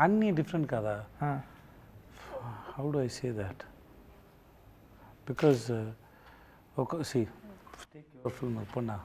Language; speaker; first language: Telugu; non-native, learner; Tamil